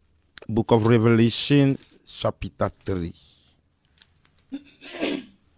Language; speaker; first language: English; non-native, fluent; Lingala